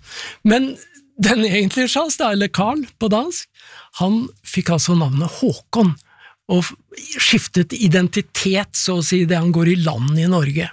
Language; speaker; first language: Norwegian; native; Norwegian